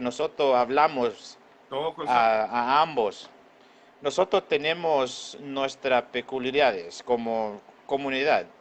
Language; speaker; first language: Spanish; non-native, local second language; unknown